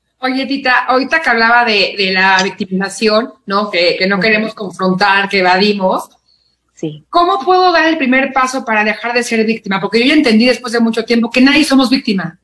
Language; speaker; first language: Spanish; native; Spanish